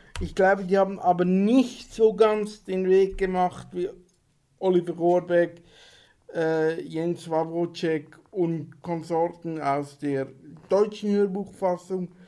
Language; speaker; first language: German; native; German